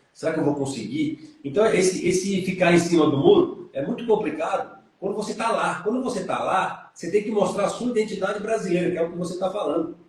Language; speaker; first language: Portuguese; native; Portuguese